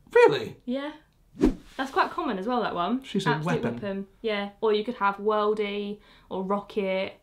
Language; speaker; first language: English; native; English